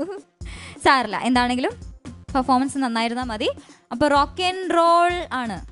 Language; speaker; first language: Malayalam; native; Malayalam